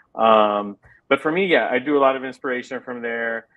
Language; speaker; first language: English; native; English